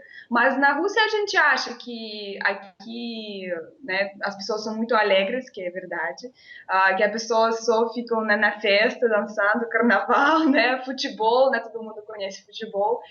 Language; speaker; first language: Portuguese; non-native, fluent; Russian